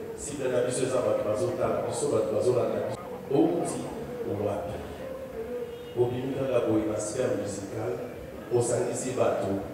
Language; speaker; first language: French; non-native, local second language; Lingala